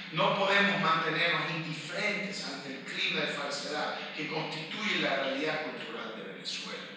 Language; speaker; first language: Spanish; early bilingual, heritage; Spanish